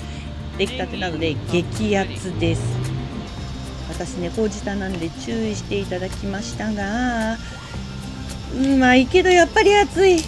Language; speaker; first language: Japanese; native; Japanese